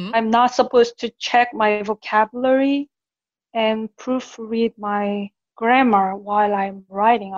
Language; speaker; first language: English; non-native, fluent; Korean